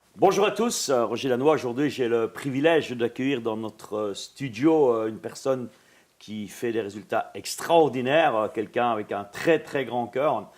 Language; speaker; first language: French; native; French